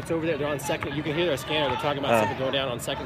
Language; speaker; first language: English; native; English